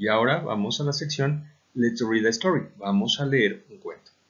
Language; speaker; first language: Spanish; native; Spanish